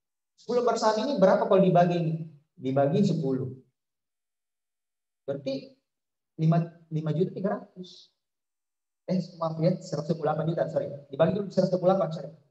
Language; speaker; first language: Indonesian; native; Indonesian